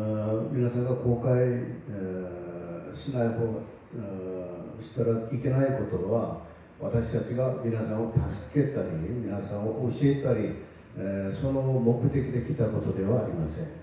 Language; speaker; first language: Japanese; non-native, fluent; Korean